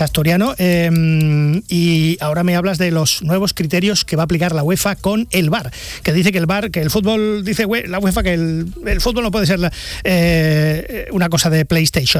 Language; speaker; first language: Spanish; native; Spanish